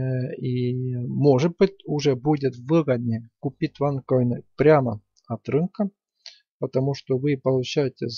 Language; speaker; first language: Russian; non-native, fluent; Estonian